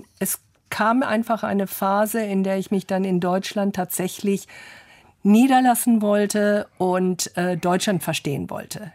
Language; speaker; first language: German; early bilingual, other home language; English